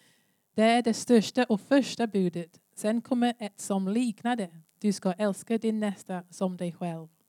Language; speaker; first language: Swedish; non-native, learner; English